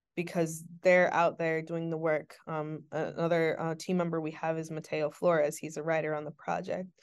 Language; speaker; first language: English; native; English